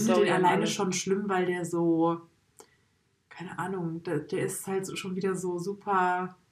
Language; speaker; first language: German; native; German